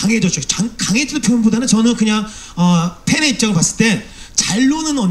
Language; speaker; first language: Korean; native; Korean